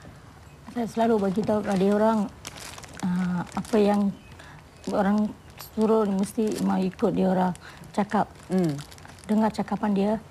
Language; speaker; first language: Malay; non-native, local second language; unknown